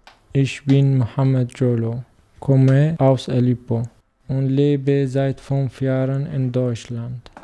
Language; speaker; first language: German; non-native, learner; Arabic